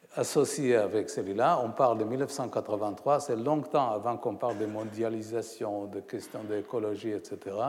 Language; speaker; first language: French; non-native, fluent; Hebrew